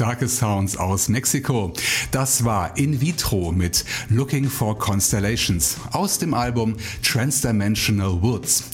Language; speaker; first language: German; native; German